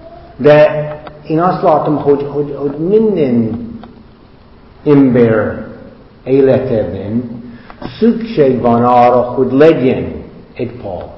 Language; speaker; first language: Hungarian; non-native, fluent; English